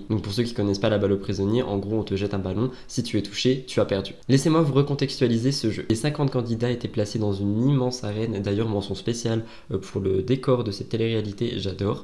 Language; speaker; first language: French; native; French